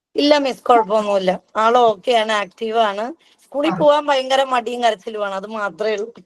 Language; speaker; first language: Malayalam; native; Malayalam